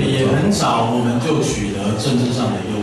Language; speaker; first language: Chinese; native; Chinese